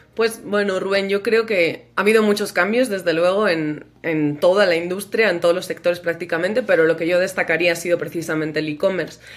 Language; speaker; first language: Spanish; native; Spanish